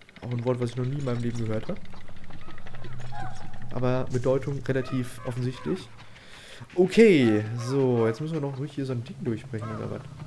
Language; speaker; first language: German; native; German